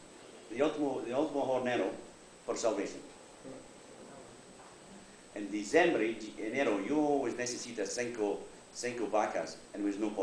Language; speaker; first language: Spanish; non-native, learner; English